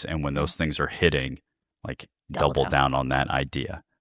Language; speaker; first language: English; native; English